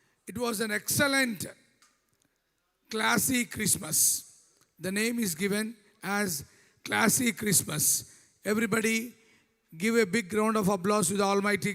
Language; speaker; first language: English; non-native, local second language; Telugu